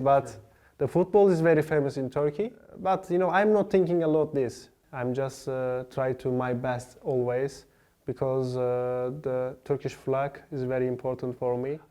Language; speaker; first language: English; non-native, learner; Turkish